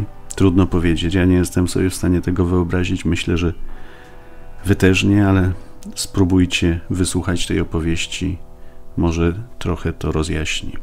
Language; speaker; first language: Polish; native; Polish